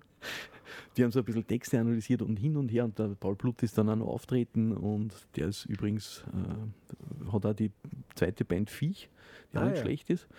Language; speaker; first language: German; native; German